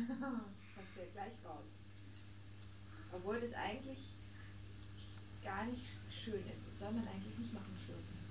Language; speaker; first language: German; native; German